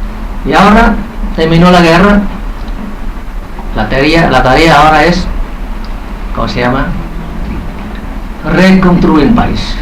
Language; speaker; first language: Spanish; non-native, fluent; Vietnamese